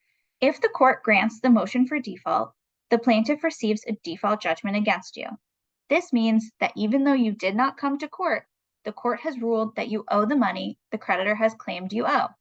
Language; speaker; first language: English; native; English